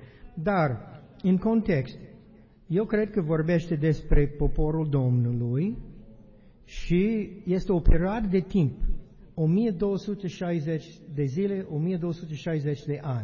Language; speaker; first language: Romanian; non-native, learner; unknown